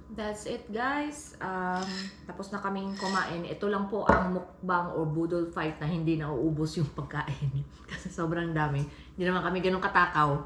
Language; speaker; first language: Filipino; non-native, local second language; Cebuano